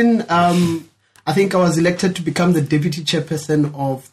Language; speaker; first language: English; non-native, local second language; Northern Sotho